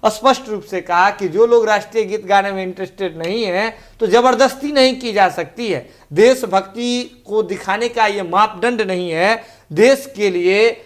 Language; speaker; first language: Hindi; native; Hindi